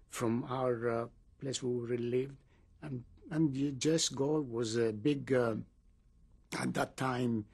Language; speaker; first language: English; non-native, fluent; Greek